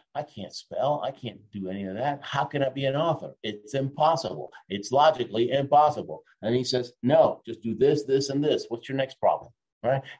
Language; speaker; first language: English; early bilingual, other home language; Spanish